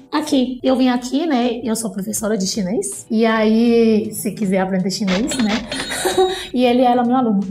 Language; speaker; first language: Portuguese; non-native, fluent; Chinese